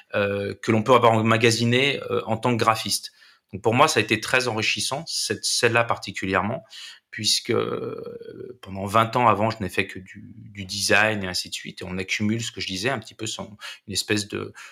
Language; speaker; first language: French; native; French